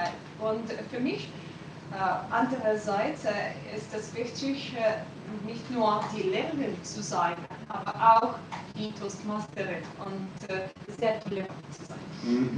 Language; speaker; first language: German; non-native, learner; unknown